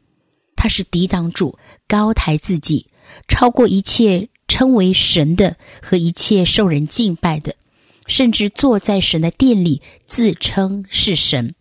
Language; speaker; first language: Chinese; native; Chinese